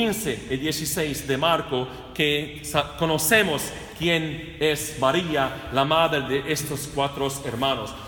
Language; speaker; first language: Spanish; non-native, fluent; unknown